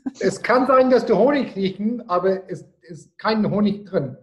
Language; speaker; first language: German; non-native, fluent; Afrikaans